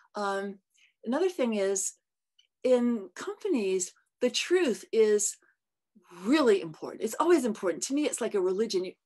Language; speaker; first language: English; native; English